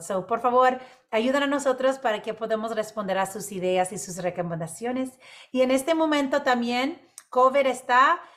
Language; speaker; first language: Spanish; non-native, local second language; English